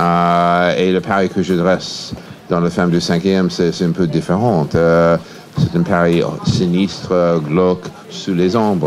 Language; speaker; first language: French; non-native, fluent; English